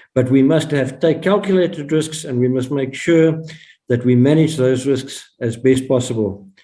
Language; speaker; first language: English; non-native, local second language; Afrikaans